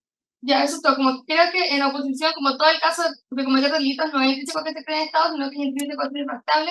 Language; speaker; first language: Spanish; native; Spanish